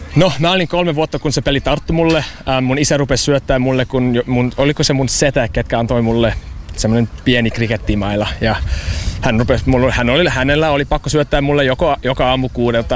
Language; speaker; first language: Finnish; non-native, learner; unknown